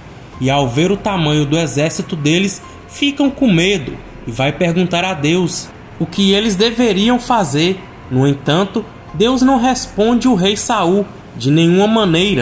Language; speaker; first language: Portuguese; native; Portuguese